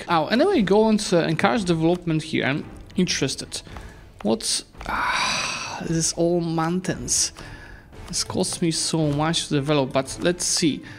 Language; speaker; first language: English; non-native, fluent; Polish